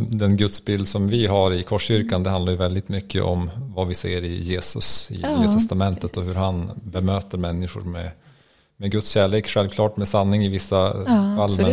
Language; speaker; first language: Swedish; native; Swedish